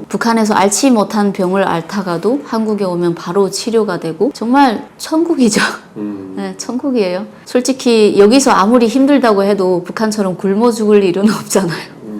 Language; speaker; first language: Korean; native; Korean